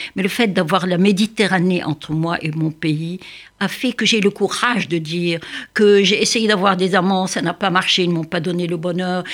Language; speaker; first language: French; non-native, local second language; Arabic